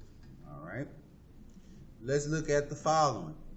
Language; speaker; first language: English; native; English